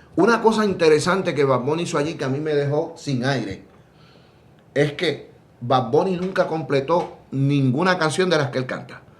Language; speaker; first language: Spanish; native; Spanish